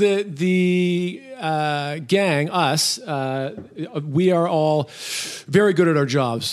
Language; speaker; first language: English; native; English